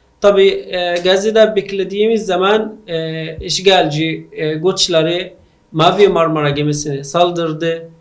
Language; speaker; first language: Turkish; non-native, learner; Arabic